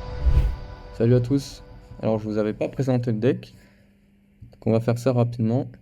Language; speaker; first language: French; native; French